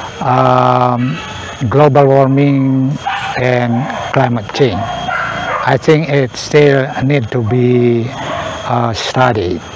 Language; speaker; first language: English; non-native, learner; Indonesian